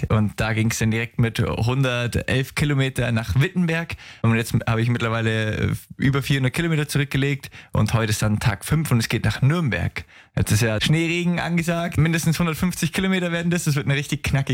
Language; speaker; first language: German; native; German